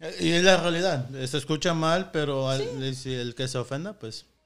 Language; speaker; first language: Spanish; early bilingual, heritage; Spanish